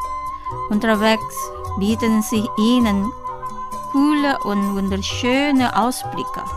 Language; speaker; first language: German; non-native, fluent; Indonesian